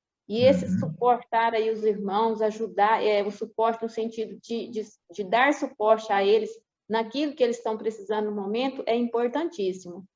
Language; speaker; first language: Portuguese; native; Portuguese